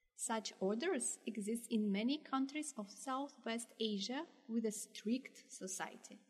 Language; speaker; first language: English; non-native, fluent; Russian